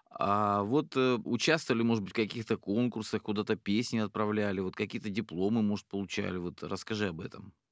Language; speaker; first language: Russian; native; Russian